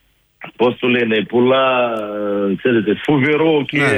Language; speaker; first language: Greek; non-native, learner; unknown